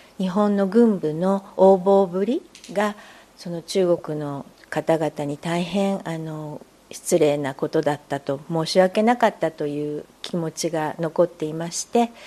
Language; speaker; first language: Japanese; native; Japanese